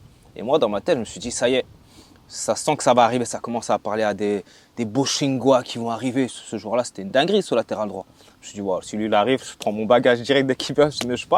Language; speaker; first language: French; native; French